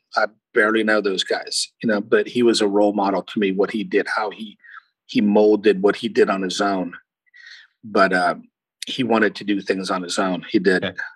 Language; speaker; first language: English; early bilingual, other home language; Portuguese